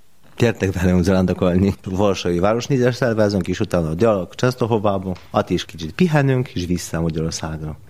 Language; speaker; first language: Hungarian; non-native, learner; Polish